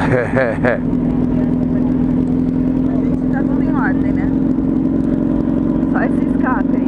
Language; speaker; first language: Portuguese; native; Portuguese